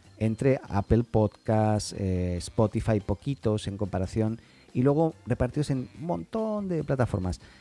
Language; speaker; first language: Spanish; native; Spanish